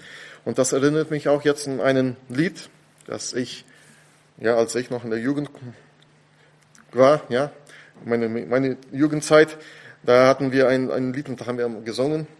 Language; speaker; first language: German; non-native, fluent; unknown